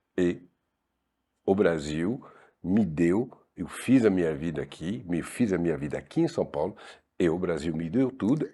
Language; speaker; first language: Portuguese; non-native, fluent; French